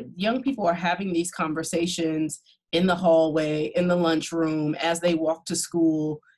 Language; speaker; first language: English; native; English